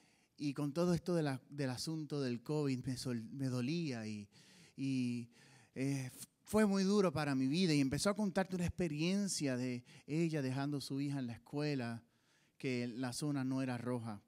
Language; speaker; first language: Spanish; native; Spanish